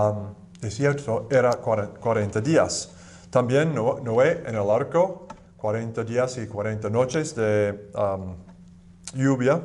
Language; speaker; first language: Spanish; non-native, fluent; English